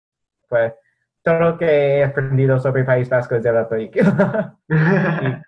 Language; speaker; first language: Spanish; non-native, fluent; English